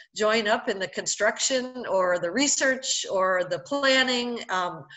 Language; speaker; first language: English; native; English